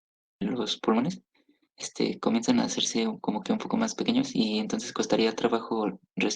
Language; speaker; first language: Spanish; native; Spanish